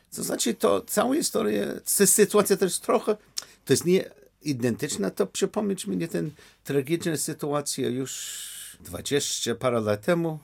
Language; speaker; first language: Polish; non-native, learner; English